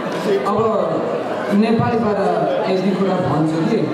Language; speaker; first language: Nepali; non-native, fluent; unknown